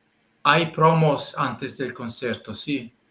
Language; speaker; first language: Spanish; non-native, learner; Italian